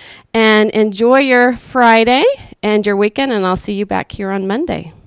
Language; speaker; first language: English; native; English